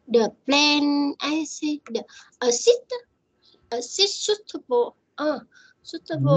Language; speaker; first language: English; non-native, learner; Vietnamese